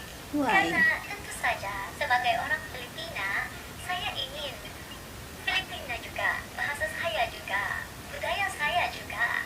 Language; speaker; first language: Indonesian; non-native, fluent; Filipino